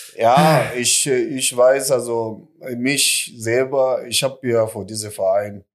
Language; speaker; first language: German; non-native, fluent; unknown